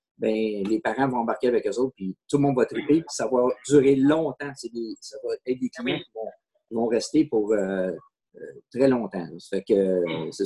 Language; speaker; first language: French; native; French